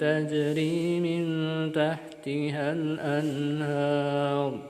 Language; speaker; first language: Arabic; non-native, fluent; Indonesian